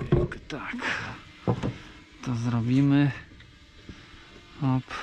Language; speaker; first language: Polish; native; Polish